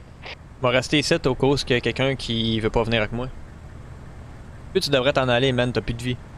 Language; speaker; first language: French; native; French